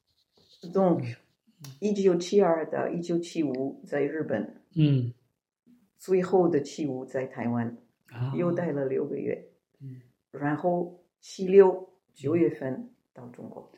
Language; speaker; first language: Chinese; non-native, fluent; French